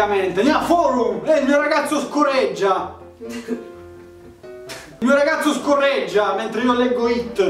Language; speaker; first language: Italian; native; Italian